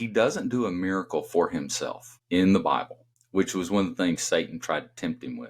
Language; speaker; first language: English; native; English